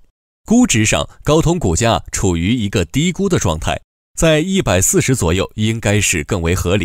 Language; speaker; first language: Chinese; native; Chinese